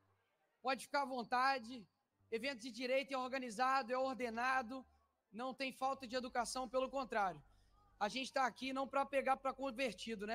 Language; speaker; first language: Portuguese; native; Portuguese